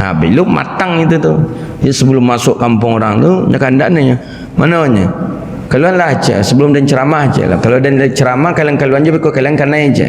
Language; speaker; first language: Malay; non-native, local second language; Minangkabau